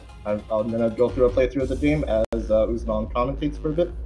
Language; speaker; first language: English; native; English